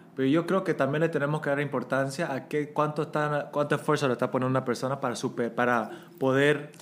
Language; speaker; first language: Spanish; native; Spanish